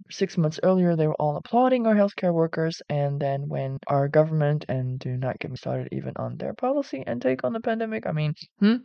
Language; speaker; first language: English; non-native, fluent; Dutch